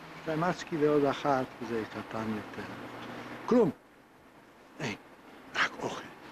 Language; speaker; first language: Hebrew; non-native, fluent; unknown